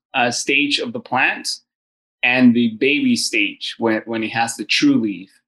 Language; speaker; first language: English; early bilingual, other home language; Spanish